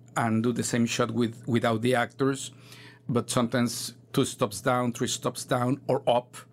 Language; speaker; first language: English; non-native, fluent; Spanish